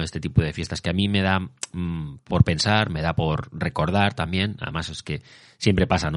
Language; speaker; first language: Spanish; native; Spanish